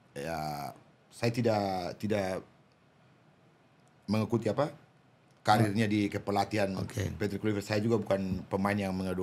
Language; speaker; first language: Indonesian; non-native, local second language; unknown